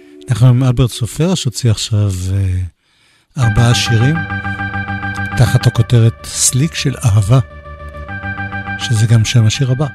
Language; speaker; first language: Hebrew; native; Hebrew